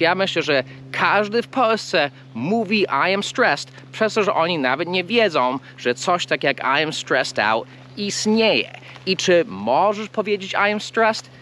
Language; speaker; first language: Polish; non-native, fluent; English